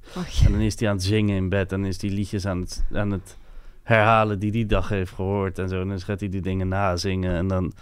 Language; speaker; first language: Dutch; non-native, local second language; French